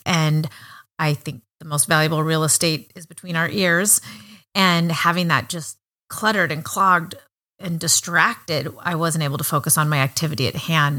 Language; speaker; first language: English; native; English